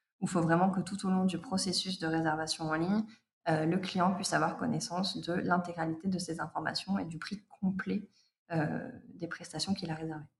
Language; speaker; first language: French; native; French